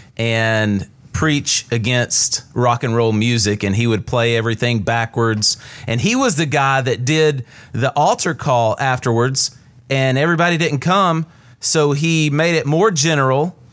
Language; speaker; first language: English; native; English